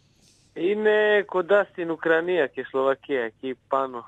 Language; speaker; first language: Greek; non-native, fluent; Serbian